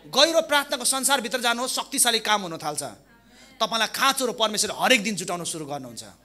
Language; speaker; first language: Nepali; non-native, local second language; Limburgish